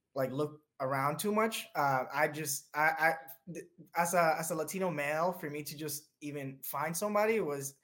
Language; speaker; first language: English; early bilingual, other home language; Spanish